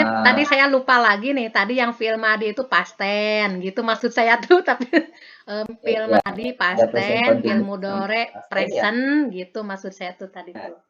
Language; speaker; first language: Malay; non-native, local second language; Sundanese